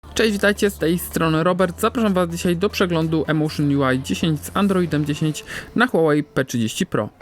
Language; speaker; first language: Polish; native; Polish